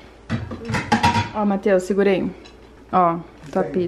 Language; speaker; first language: Portuguese; native; Portuguese